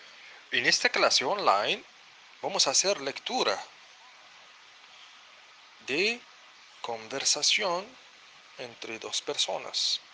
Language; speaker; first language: Spanish; non-native, fluent; Arabic